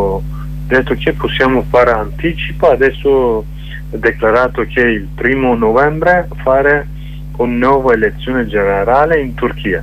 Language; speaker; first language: Italian; non-native, learner; Kurdish